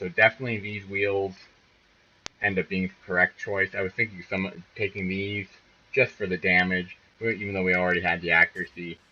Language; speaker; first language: English; native; English